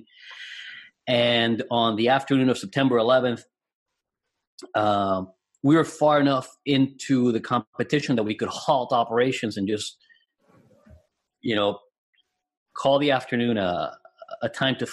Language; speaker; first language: English; non-native, fluent; Spanish